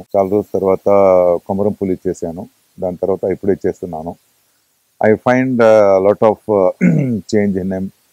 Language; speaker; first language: Telugu; non-native, fluent; Tamil